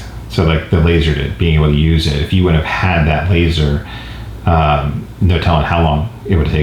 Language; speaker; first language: English; native; English